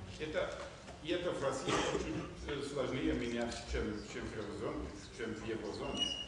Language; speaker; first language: Russian; non-native, fluent; German